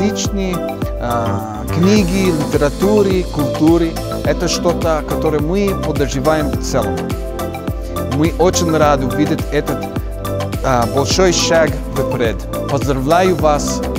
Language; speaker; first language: Russian; non-native, learner; English